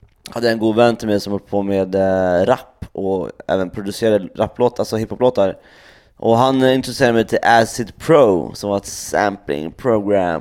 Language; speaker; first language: Swedish; native; Swedish